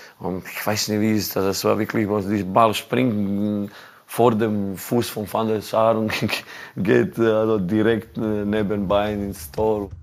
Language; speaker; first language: German; non-native, learner; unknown